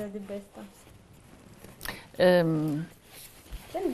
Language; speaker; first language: Danish; non-native, learner; Russian